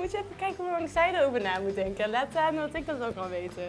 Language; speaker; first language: Dutch; native; Dutch